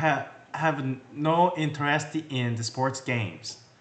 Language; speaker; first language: English; non-native, learner; Korean